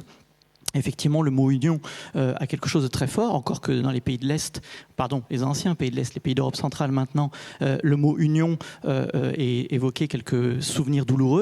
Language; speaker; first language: French; native; French